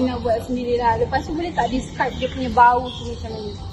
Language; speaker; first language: Malay; native; Malay